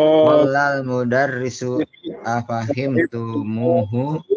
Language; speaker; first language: Arabic; non-native, learner; Indonesian